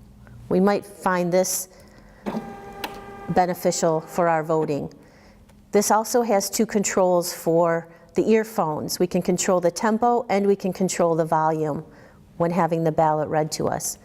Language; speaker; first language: English; native; English